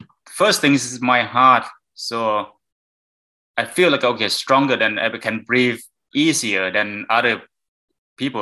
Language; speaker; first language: English; non-native, learner; Thai